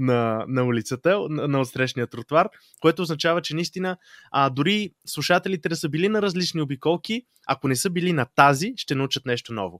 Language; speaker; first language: Bulgarian; native; Bulgarian